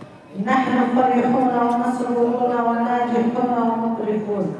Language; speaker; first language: Arabic; non-native, learner; Urdu